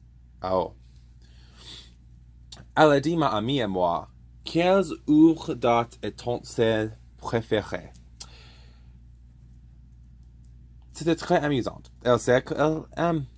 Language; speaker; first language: French; non-native, learner; English